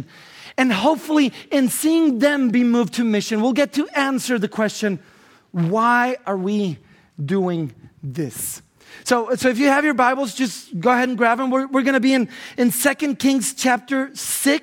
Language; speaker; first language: English; non-native, fluent; Spanish